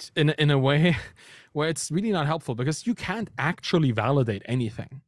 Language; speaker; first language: English; non-native, fluent; German